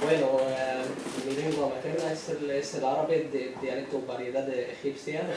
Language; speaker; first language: Spanish; non-native, fluent; Arabic